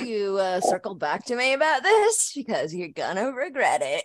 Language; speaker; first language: English; native; English